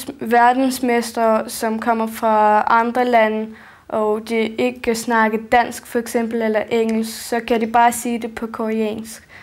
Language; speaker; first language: Danish; native; Danish